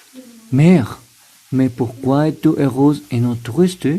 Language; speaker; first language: French; non-native, learner; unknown